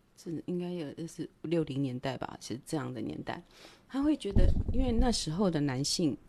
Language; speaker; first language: Chinese; non-native, local second language; Min Nan Chinese